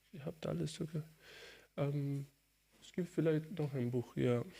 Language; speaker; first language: German; non-native, learner; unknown